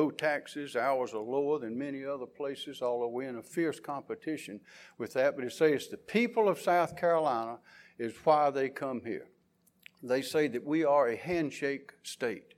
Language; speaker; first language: English; native; English